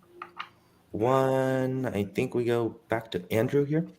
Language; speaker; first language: English; native; English